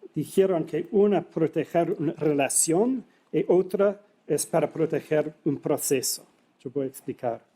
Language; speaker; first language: Spanish; non-native, fluent; English